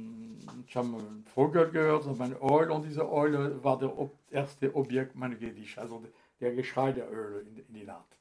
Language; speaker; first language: German; non-native, fluent; French